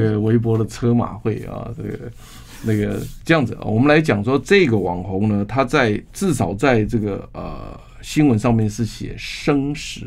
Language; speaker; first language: Chinese; native; Chinese